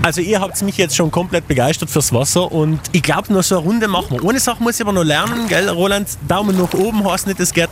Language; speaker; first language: German; native; German